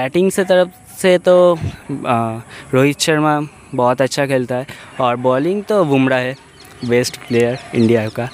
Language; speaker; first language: Hindi; non-native, local second language; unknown